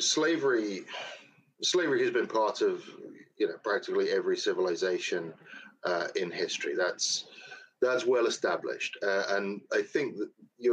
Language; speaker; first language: English; native; English